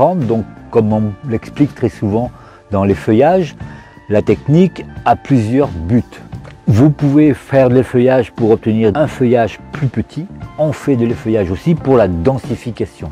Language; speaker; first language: French; native; French